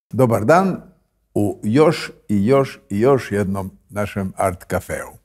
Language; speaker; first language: Croatian; native; Croatian